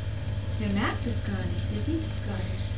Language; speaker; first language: German; native; German